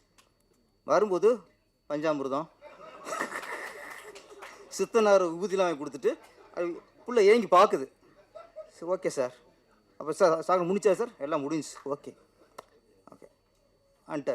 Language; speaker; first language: Tamil; native; Tamil